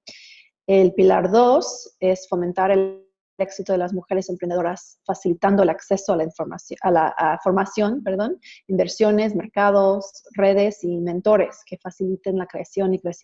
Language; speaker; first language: Spanish; non-native, fluent; English